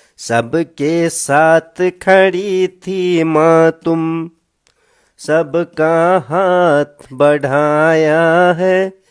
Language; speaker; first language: Hindi; native; Hindi